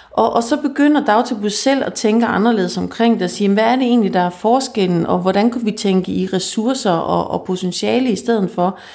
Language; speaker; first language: Danish; native; Danish